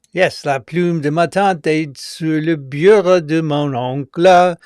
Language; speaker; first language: French; non-native, learner; English